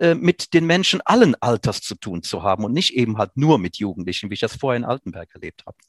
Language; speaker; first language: German; native; German